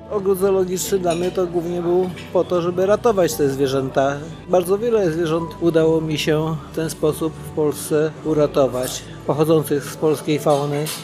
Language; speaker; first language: Polish; native; Polish